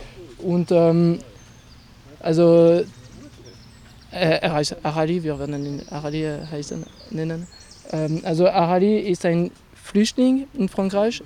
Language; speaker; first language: German; non-native, fluent; French